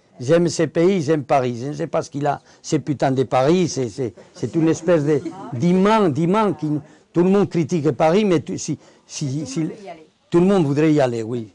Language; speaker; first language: French; non-native, fluent; Spanish